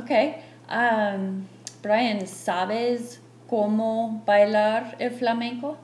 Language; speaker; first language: Spanish; non-native, fluent; English